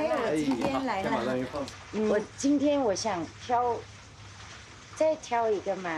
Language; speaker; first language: Chinese; non-native, fluent; Thai